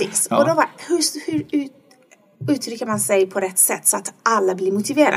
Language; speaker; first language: Swedish; non-native, fluent; Persian